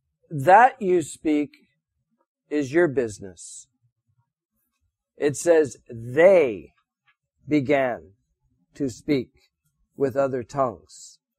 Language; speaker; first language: English; native; English